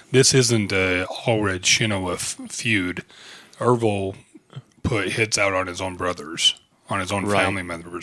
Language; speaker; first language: English; native; English